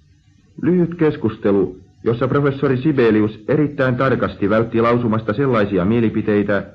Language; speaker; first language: Finnish; native; Finnish